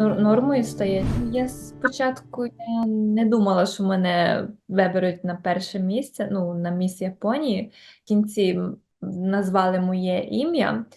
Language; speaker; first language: Ukrainian; early bilingual, heritage; Ukrainian